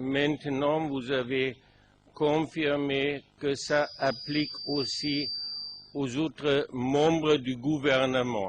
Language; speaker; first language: French; non-native, fluent; German